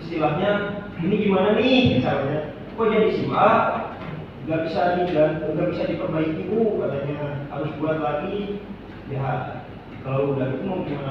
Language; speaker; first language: Indonesian; non-native, local second language; Sundanese